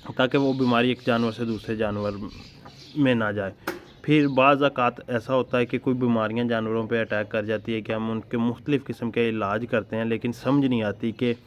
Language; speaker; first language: Urdu; non-native, local second language; Punjabi